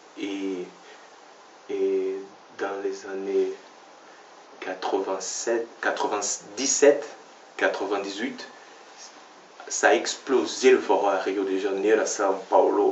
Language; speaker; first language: French; non-native, fluent; Portuguese